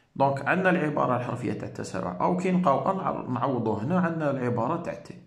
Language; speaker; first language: Arabic; native; Arabic